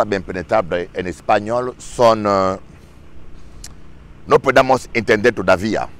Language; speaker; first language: Spanish; non-native, learner; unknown